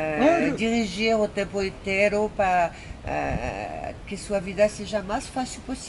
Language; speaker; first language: Portuguese; non-native, fluent; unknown